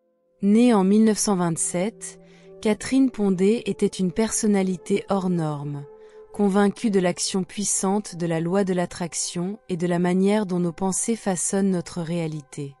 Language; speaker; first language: French; native; French